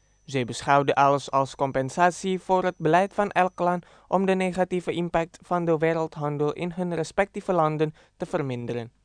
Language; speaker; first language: Dutch; non-native, fluent; Indonesian